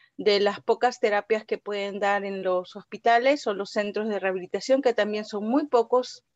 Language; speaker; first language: Spanish; native; Spanish